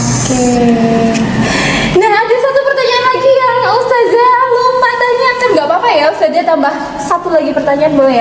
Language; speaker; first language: Indonesian; native; Indonesian